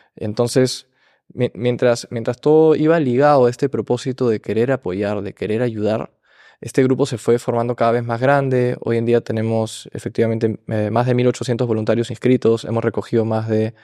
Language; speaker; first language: Spanish; early bilingual, heritage; Spanish